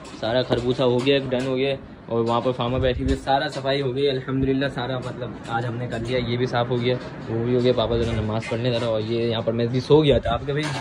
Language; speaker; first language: Urdu; native; Urdu